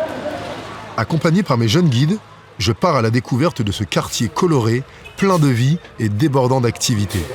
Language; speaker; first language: French; native; French